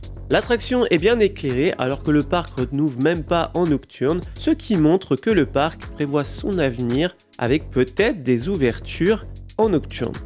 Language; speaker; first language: French; native; French